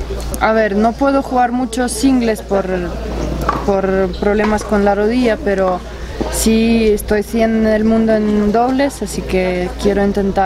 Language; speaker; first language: Spanish; non-native, fluent; Russian